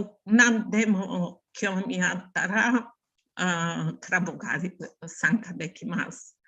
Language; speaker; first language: Japanese; non-native, learner; Bulgarian